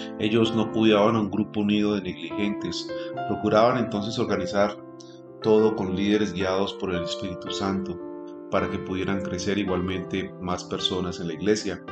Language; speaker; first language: Spanish; native; Spanish